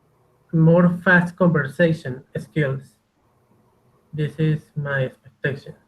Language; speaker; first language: English; non-native, learner; Spanish